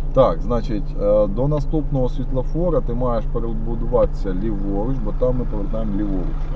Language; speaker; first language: Ukrainian; non-native, local second language; Russian